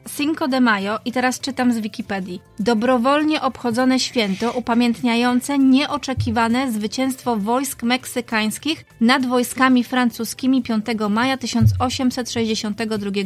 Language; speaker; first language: Polish; native; Polish